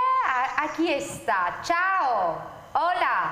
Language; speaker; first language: Spanish; non-native, fluent; Italian